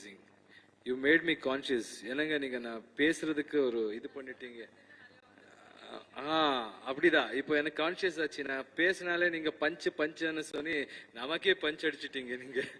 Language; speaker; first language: Tamil; non-native, learner; Kannada